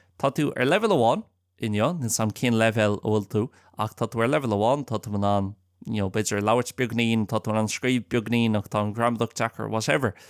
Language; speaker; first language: Irish; non-native, local second language; English